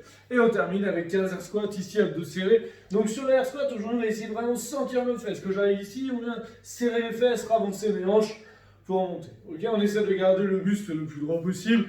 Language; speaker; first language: French; native; French